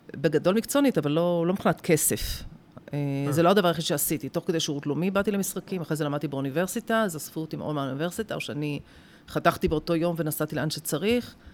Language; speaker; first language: Hebrew; native; Hebrew